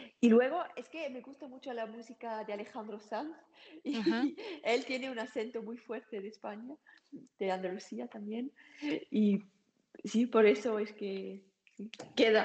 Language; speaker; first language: Spanish; non-native, learner; German